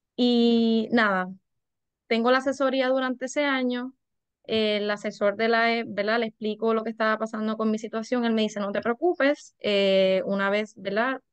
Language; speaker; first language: Spanish; native; Spanish